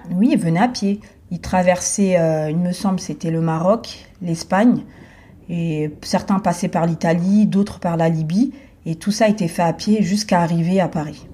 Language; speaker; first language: French; native; French